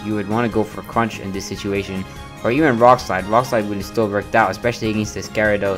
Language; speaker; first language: English; native; English